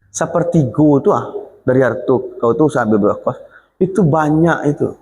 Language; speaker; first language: Malay; non-native, local second language; Minangkabau